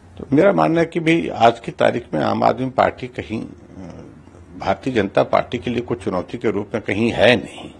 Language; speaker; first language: Hindi; native; Hindi